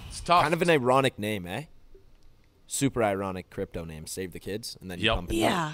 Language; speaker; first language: English; native; English